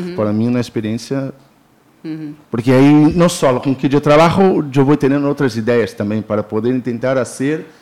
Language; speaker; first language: Spanish; non-native, learner; Portuguese